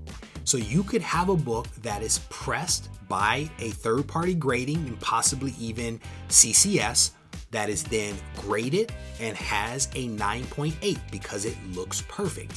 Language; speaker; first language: English; native; English